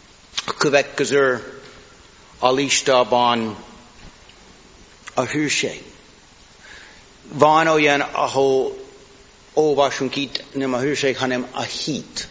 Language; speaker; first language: Hungarian; non-native, fluent; English